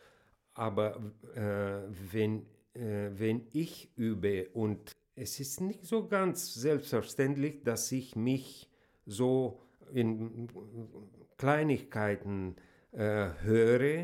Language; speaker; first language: German; non-native, fluent; Romanian